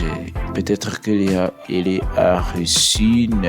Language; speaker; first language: French; non-native, learner; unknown